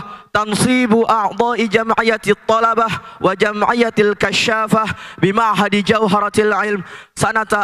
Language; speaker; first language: Arabic; non-native, learner; Indonesian